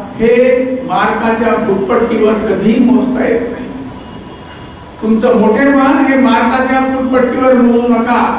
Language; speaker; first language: Marathi; native; Marathi